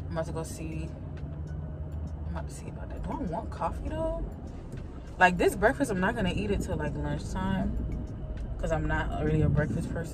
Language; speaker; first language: English; native; English